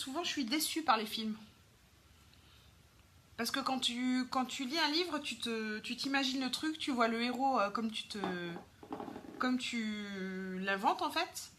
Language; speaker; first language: French; native; French